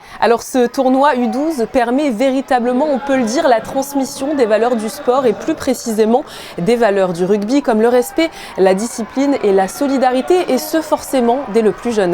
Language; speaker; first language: French; native; French